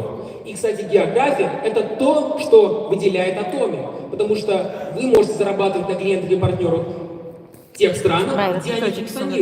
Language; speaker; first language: Russian; native; Russian